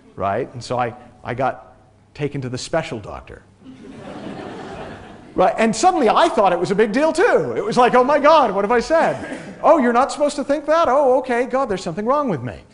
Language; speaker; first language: English; native; English